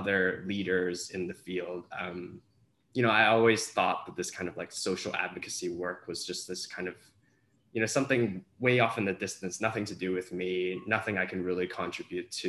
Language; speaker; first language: English; non-native, local second language; Cantonese